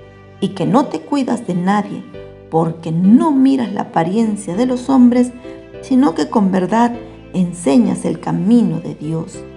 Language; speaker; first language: Spanish; native; Spanish